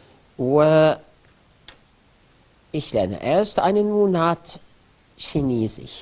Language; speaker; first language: German; non-native, fluent; Arabic